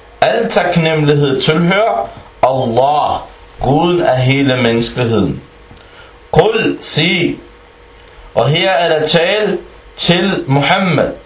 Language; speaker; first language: Danish; non-native, fluent; Arabic